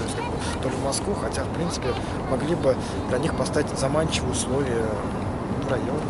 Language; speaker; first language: Russian; native; Russian